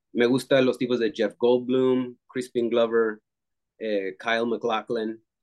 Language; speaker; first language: Spanish; early bilingual, heritage; Spanish